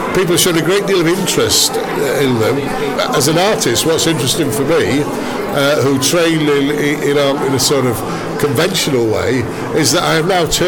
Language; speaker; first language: English; native; English